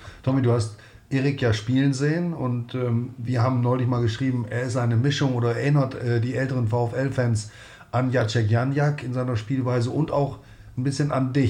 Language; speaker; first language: German; native; German